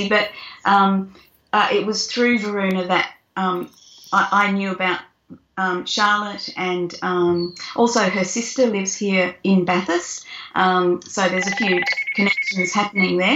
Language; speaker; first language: English; native; English